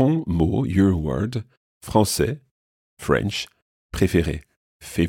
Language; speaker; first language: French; non-native, fluent; English